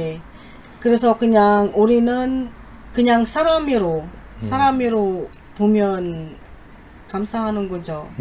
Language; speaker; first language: Korean; non-native, learner; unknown